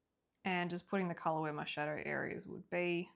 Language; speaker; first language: English; native; English